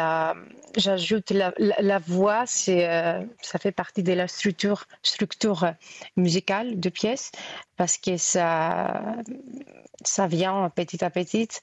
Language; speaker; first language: French; non-native, fluent; Greek